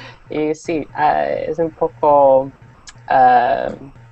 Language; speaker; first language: Spanish; non-native, learner; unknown